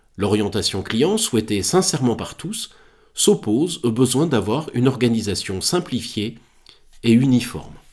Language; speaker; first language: French; native; French